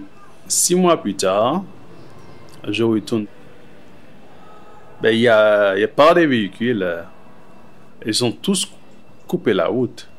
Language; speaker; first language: French; non-native, local second language; Haitian Creole